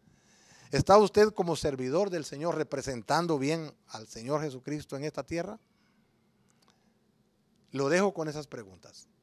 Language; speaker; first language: Spanish; native; Spanish